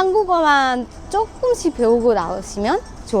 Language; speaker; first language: Korean; non-native, fluent; Nepali